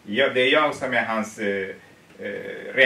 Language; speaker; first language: Swedish; non-native, fluent; Tigrinya